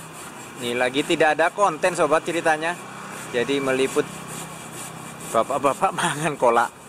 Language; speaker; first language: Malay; non-native, local second language; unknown